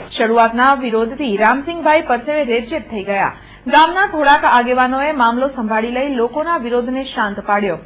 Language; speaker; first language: Gujarati; native; Gujarati